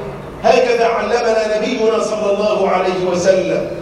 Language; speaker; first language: Arabic; native; Arabic